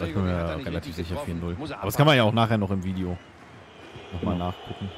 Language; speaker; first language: German; native; German